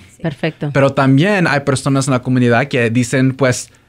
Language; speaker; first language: Spanish; early bilingual, heritage; Spanish